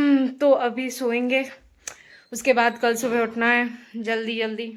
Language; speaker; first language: Hindi; non-native, local second language; Bangla